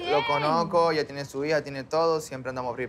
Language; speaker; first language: Spanish; native; Spanish